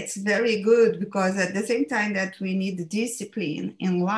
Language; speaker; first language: English; non-native, fluent; Portuguese